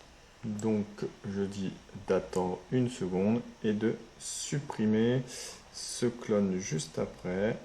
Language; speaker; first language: French; native; French